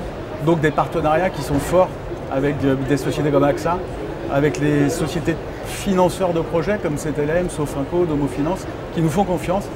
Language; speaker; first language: French; native; French